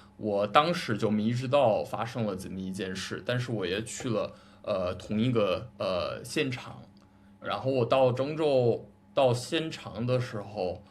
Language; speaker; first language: Chinese; non-native, fluent; English